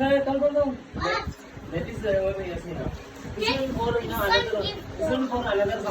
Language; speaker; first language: English; non-native, learner; Malayalam